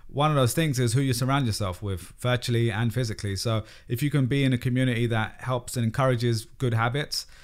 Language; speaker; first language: English; native; English